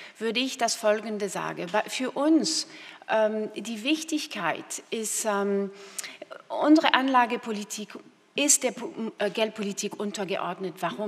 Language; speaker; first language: German; non-native, fluent; French